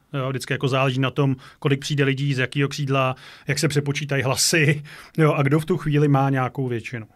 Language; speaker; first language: Czech; native; Czech